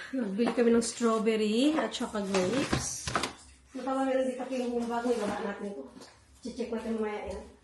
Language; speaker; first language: Filipino; non-native, local second language; Hiligaynon